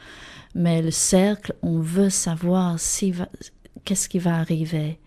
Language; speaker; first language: French; non-native, fluent; English